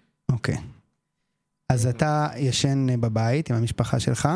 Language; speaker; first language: Hebrew; native; Hebrew